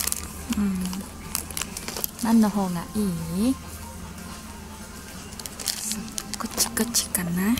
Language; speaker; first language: Japanese; non-native, learner; Indonesian